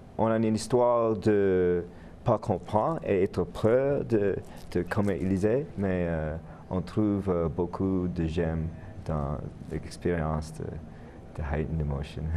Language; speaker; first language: French; non-native, learner; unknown